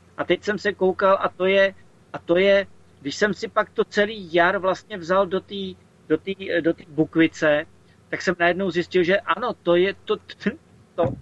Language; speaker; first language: Czech; native; Czech